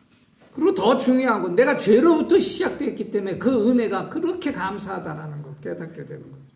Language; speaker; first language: Korean; native; Korean